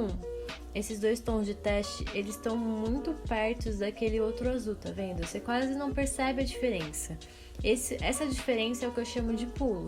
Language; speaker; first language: Portuguese; native; Portuguese